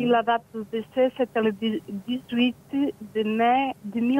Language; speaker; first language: French; early bilingual, other home language; Portuguese